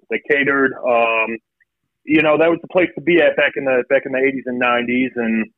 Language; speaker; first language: English; native; English